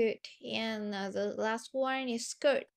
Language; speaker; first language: English; non-native, fluent; Vietnamese